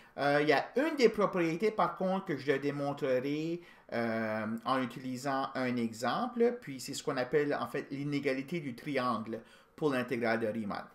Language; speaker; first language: French; native; French